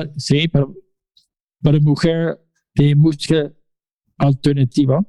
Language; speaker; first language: Spanish; non-native, fluent; English